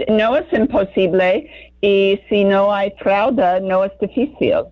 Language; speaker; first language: Spanish; non-native, learner; English